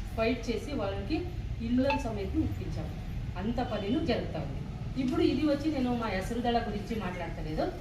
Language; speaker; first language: Telugu; non-native, local second language; Kannada